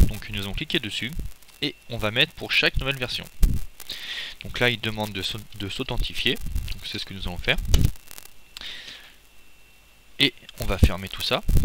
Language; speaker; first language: French; native; French